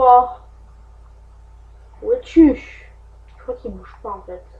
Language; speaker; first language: French; native; French